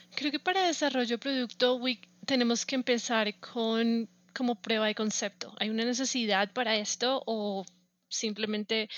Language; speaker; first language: Spanish; native; Spanish